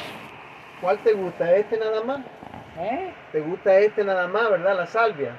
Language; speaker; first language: Spanish; early bilingual, heritage; Spanish